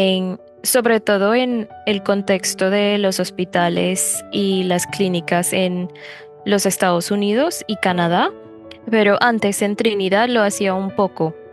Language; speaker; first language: Spanish; non-native, fluent; English